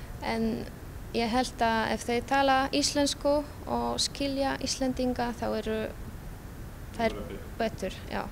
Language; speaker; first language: Icelandic; non-native, fluent; Polish